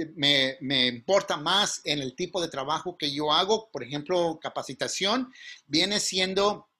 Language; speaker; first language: Spanish; native; Spanish